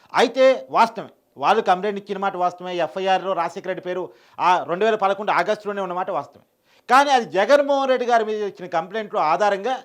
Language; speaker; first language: Telugu; native; Telugu